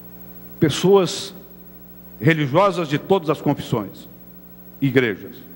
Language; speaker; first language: Portuguese; native; Portuguese